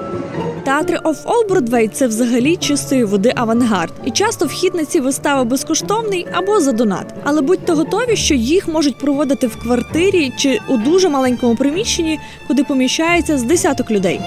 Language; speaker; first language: Ukrainian; native; Ukrainian